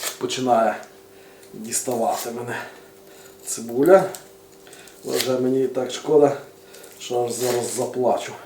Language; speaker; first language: Ukrainian; native; Ukrainian